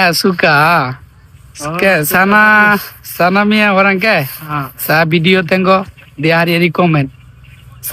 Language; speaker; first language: Indonesian; non-native, learner; Bangla